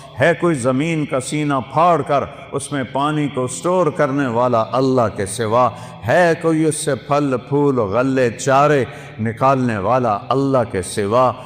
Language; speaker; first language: Urdu; non-native, local second language; Saraiki